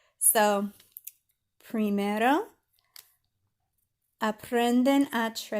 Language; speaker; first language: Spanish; non-native, fluent; English